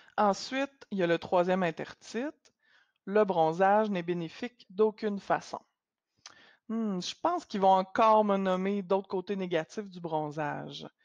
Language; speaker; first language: French; native; French